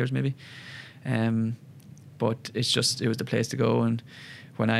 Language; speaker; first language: English; native; English